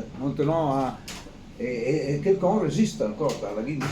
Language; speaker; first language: French; non-native, fluent; Italian